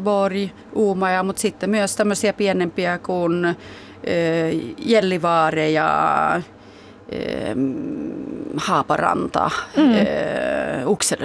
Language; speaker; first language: Finnish; early bilingual, heritage; Finnish